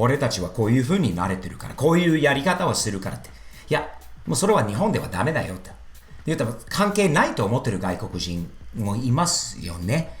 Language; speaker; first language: Japanese; non-native, fluent; English